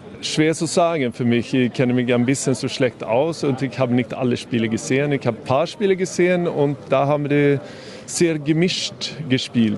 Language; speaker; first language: German; non-native, fluent; Swedish